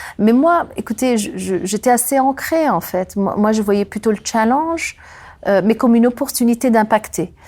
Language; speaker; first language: French; non-native, local second language; Arabic